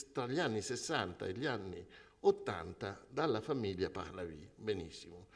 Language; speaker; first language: Italian; native; Italian